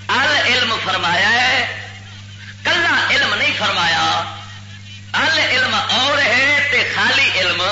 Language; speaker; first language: Urdu; non-native, local second language; Punjabi